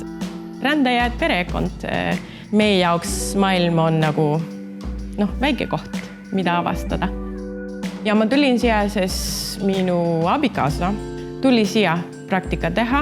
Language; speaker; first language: Estonian; non-native, fluent; Spanish